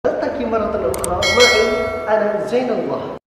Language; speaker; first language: Arabic; non-native, fluent; Indonesian